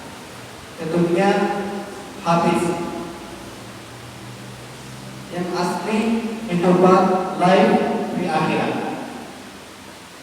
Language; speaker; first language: Indonesian; non-native, learner; Urdu